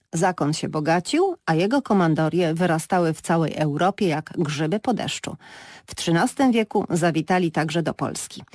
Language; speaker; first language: Polish; native; Polish